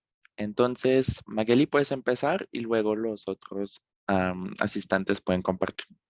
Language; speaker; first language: Spanish; non-native, fluent; French